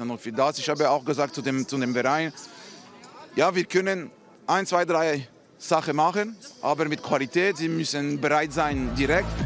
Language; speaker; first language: German; non-native, fluent; French